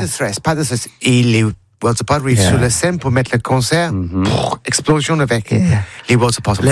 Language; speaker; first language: French; non-native, learner; English